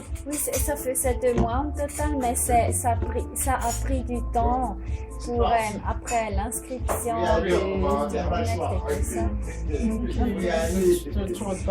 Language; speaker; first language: French; non-native, fluent; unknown